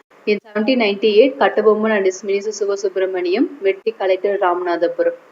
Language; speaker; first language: English; non-native, local second language; Tamil